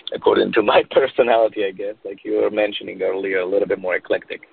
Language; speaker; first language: English; non-native, fluent; Romanian